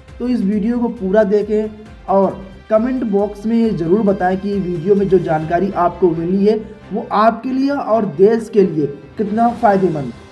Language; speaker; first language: Hindi; native; Hindi